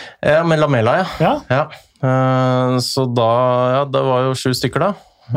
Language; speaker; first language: Norwegian; native; Norwegian